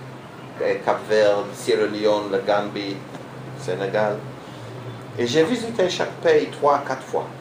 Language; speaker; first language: French; non-native, learner; Hebrew